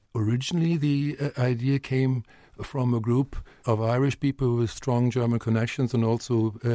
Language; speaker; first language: English; non-native, fluent; German